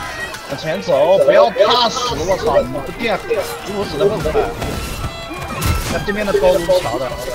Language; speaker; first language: Chinese; native; Chinese